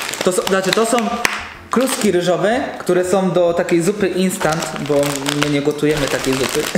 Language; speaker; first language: Polish; native; Polish